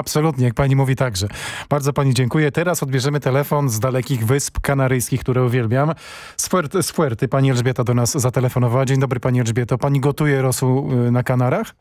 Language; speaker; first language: Polish; native; Polish